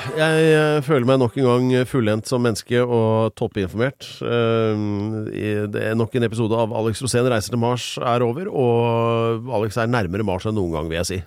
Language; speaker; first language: Norwegian; native; Norwegian